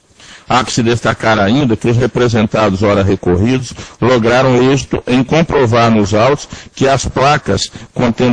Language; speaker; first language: Portuguese; native; Portuguese